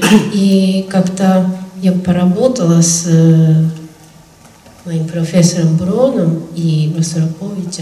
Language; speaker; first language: Russian; non-native, learner; Japanese